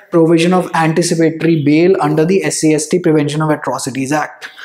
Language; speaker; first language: English; non-native, local second language; Hindi